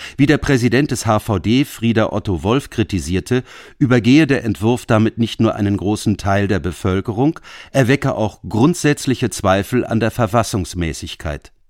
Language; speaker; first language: German; native; German